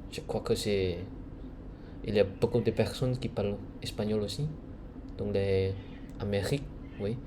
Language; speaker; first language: French; non-native, fluent; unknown